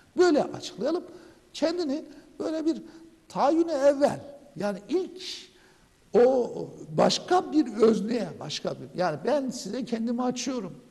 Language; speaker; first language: Turkish; native; Turkish